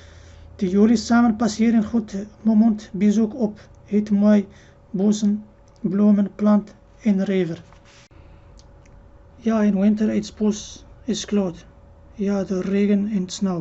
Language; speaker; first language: Dutch; non-native, learner; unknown